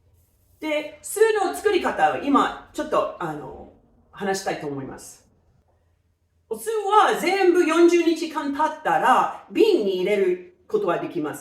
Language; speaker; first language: Japanese; non-native, fluent; English